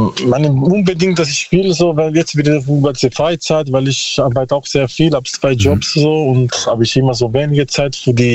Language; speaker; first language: German; non-native, learner; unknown